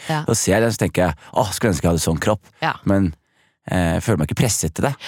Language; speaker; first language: Norwegian; early bilingual, other home language; Somali